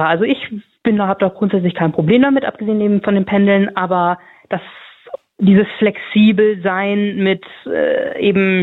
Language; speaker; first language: German; native; German